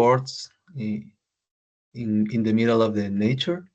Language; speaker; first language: English; non-native, learner; Spanish